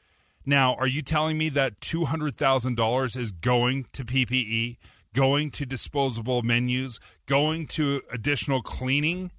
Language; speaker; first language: English; native; English